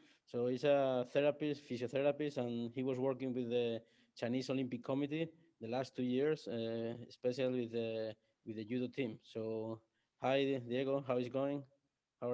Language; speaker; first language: English; non-native, learner; Spanish